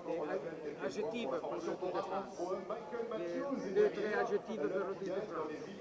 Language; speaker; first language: French; non-native, learner; Italian